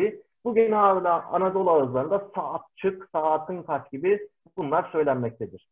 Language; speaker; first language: Turkish; native; Turkish